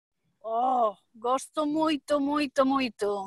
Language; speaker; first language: Portuguese; non-native, learner; Spanish